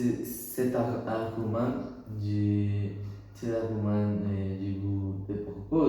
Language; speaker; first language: French; non-native, learner; Spanish